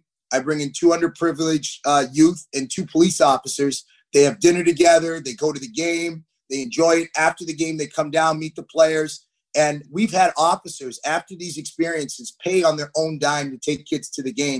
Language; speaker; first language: English; native; English